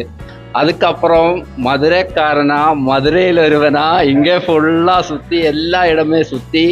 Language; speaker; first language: Tamil; non-native, learner; Malayalam